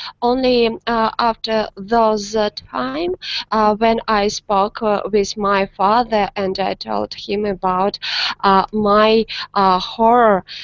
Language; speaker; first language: English; non-native, learner; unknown